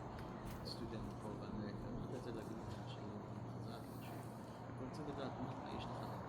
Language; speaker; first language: Hebrew; native; Hebrew